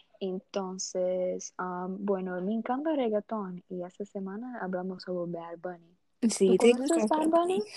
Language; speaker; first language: Spanish; early bilingual, heritage; Portuguese